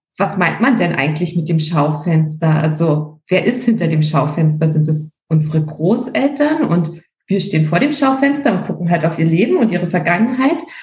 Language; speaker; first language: German; native; German